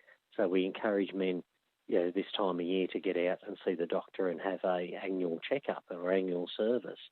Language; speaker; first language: English; native; English